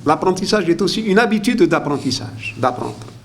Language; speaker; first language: French; non-native, local second language; Arabic